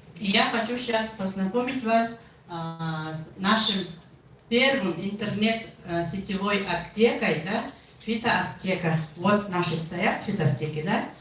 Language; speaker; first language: Russian; non-native, local second language; Yakut